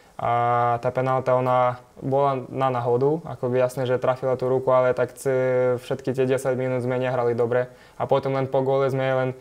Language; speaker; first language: Slovak; non-native, fluent; Ukrainian